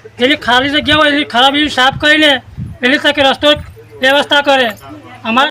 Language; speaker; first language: Gujarati; native; Gujarati